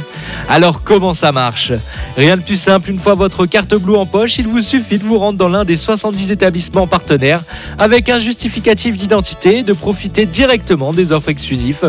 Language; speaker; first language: French; native; French